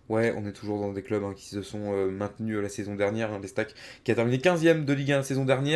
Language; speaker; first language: French; native; French